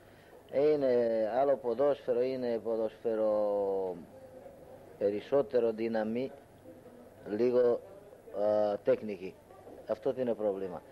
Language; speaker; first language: Greek; non-native, learner; Hungarian